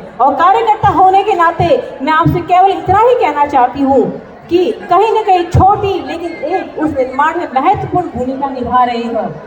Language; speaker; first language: Hindi; native; Hindi